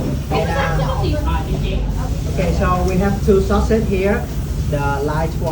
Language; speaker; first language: English; non-native, fluent; Vietnamese